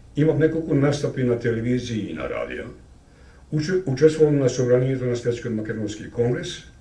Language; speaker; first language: Macedonian; native; Macedonian